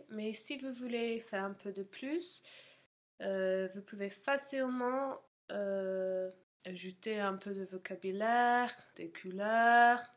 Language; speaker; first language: French; non-native, fluent; English